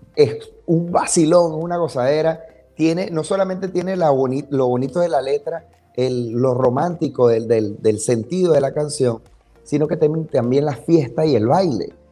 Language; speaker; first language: Spanish; native; Spanish